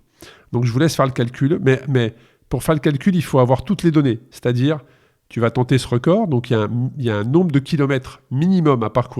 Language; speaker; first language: French; native; French